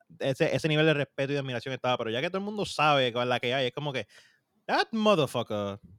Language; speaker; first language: Spanish; native; Spanish